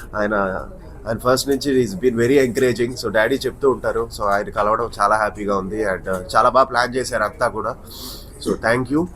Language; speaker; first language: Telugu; native; Telugu